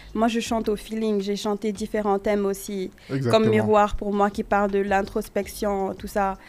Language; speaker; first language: French; non-native, local second language; Wolof